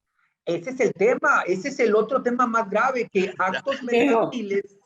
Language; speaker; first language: Spanish; native; Spanish